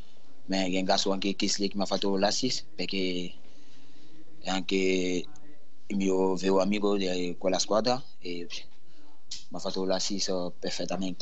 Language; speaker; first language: Italian; non-native, learner; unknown